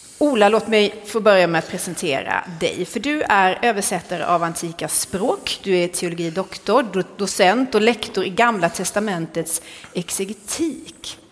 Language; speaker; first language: Swedish; native; Swedish